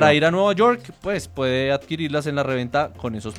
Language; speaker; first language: Spanish; native; Spanish